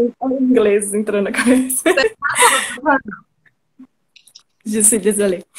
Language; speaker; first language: French; non-native, learner; Portuguese